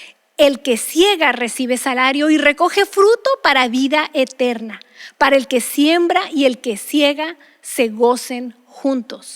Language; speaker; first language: Spanish; native; Spanish